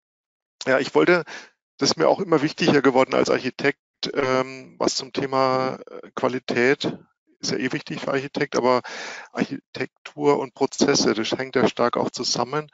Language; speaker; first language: German; native; German